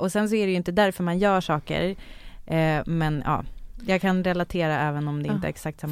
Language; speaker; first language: Swedish; native; Swedish